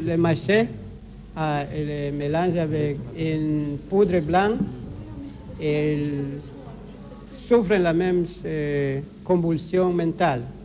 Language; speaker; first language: French; non-native, learner; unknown